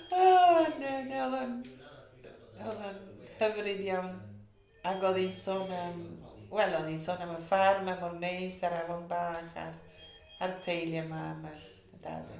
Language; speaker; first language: Welsh; early bilingual, heritage; Welsh